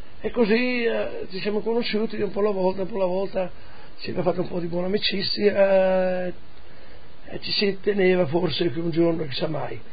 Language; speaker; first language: Italian; non-native, local second language; Friulian